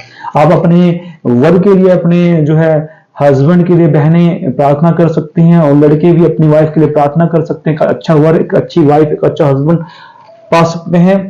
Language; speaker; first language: Hindi; native; Hindi